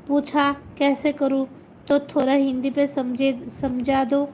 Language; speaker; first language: Hindi; non-native, local second language; Bangla